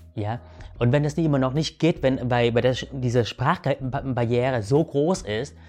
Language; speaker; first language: German; non-native, fluent; Vietnamese